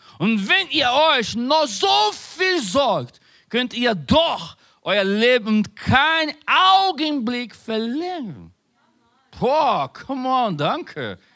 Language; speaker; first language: German; non-native, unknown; Spanish